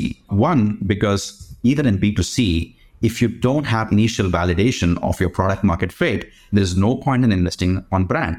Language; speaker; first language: English; non-native, local second language; Tamil